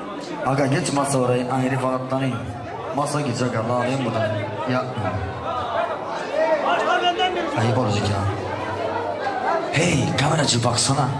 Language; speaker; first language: Turkish; native; Turkish